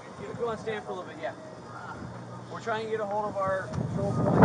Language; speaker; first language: English; native; English